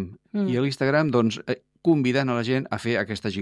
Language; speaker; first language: Catalan; non-native, fluent; Spanish